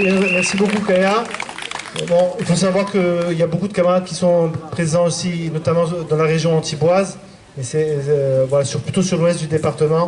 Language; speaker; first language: French; native; French